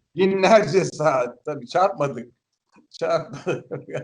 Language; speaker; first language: Turkish; native; Turkish